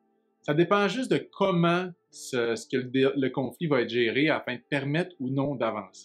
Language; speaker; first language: French; native; French